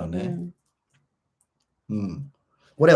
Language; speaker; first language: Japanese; non-native, fluent; English